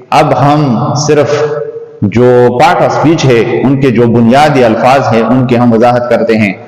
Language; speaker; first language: Urdu; native; Urdu